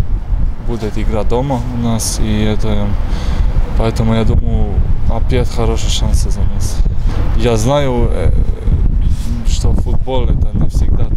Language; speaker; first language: Russian; non-native, fluent; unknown